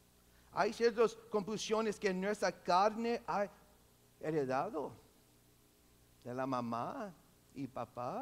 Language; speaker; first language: Spanish; non-native, local second language; English